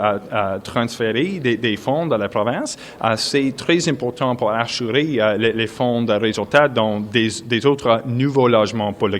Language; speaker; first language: French; non-native, local second language; English